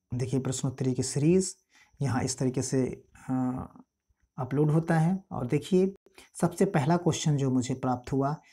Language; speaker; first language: Hindi; native; Hindi